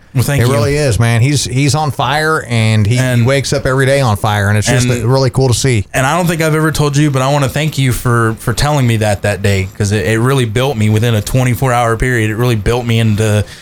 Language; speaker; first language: English; native; English